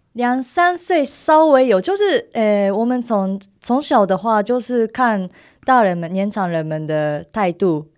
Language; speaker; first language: Chinese; non-native, fluent; Japanese